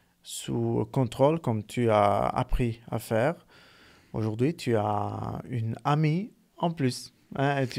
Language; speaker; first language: French; non-native, fluent; Italian